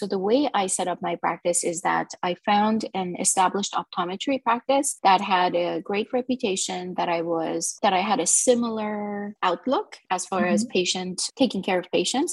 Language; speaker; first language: English; non-native, fluent; Persian